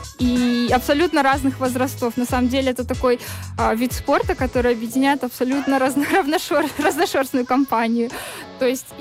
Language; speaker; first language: Russian; native; Russian